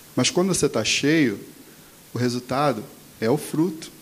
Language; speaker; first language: Portuguese; native; Portuguese